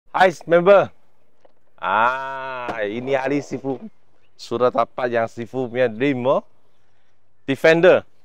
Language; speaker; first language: Malay; non-native, local second language; Chinese